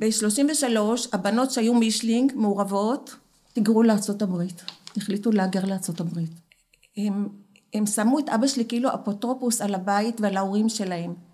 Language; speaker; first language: Hebrew; early bilingual, other home language; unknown